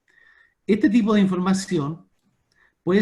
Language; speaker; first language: Spanish; native; Spanish